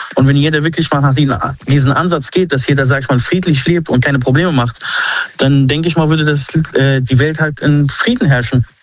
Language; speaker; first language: German; early bilingual, other home language; Arabic